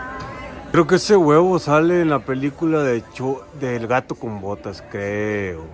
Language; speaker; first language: Spanish; native; Spanish